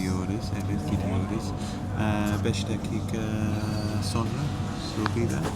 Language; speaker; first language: Turkish; non-native, learner; English